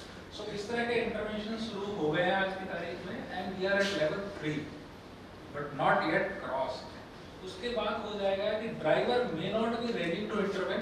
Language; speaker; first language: Hindi; native; Hindi